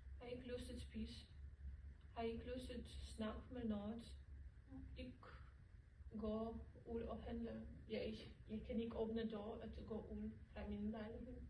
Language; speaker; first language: Danish; non-native, learner; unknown